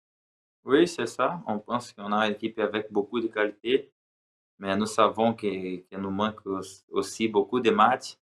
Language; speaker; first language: French; non-native, learner; Portuguese